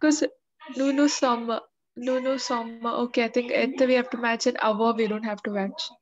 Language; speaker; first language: English; non-native, learner; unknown